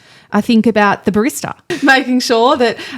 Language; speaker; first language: English; native; English